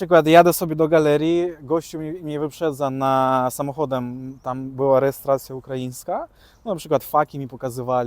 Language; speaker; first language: Polish; early bilingual, other home language; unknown